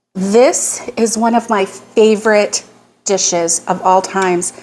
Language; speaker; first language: English; native; English